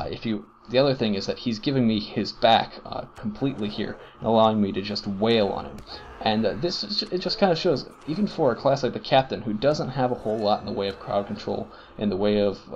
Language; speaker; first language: English; native; English